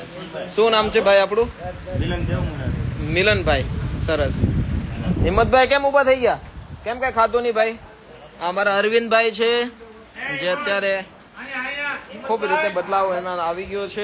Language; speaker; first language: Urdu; non-native, local second language; Gujarati